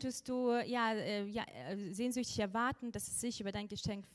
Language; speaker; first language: German; non-native, fluent; Russian